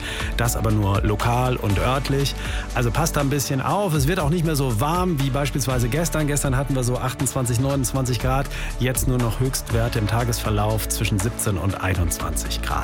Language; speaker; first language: German; native; German